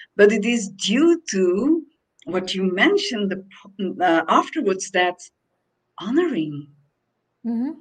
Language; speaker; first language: English; non-native, fluent; Dutch